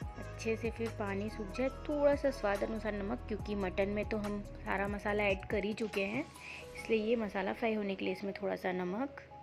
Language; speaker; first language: Hindi; non-native, local second language; Bangla